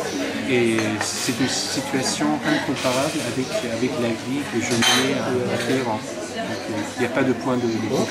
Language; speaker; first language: French; non-native, fluent; Persian